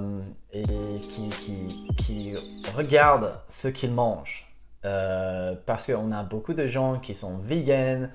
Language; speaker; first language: French; non-native, fluent; English